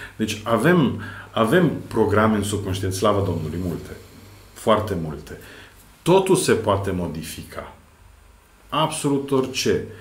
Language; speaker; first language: Romanian; non-native, fluent; Serbian